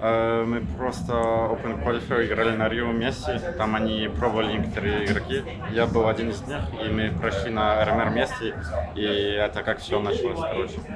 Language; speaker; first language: Russian; non-native, fluent; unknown